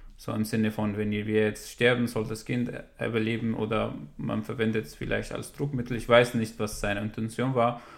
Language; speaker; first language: German; non-native, fluent; Arabic